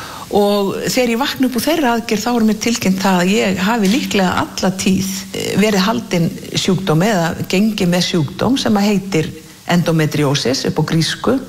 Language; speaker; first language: Icelandic; native; Icelandic